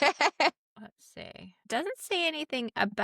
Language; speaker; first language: English; native; English